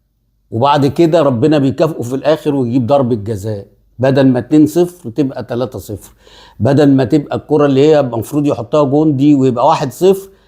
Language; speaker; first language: Arabic; native; Arabic